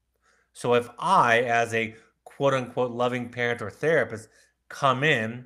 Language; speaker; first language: English; native; English